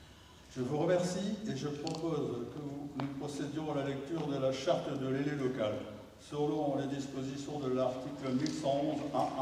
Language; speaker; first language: French; native; French